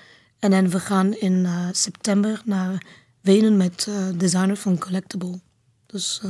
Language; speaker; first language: Dutch; non-native, learner; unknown